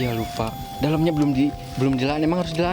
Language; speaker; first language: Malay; non-native, local second language; Sundanese